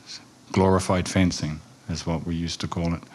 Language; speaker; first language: English; native; English